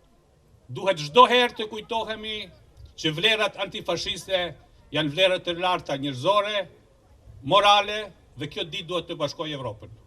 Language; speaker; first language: Albanian; native; Albanian